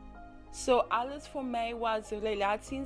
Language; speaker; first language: Dutch; non-native, local second language; English